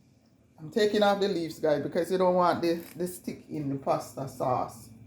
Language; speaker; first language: English; non-native, local second language; Jamaican Creole English